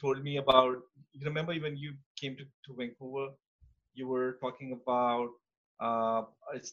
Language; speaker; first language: English; non-native, local second language; Urdu